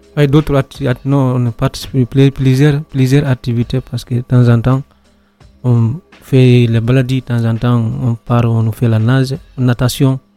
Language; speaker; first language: French; non-native, local second language; Fula